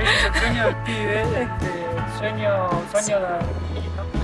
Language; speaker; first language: Spanish; native; Spanish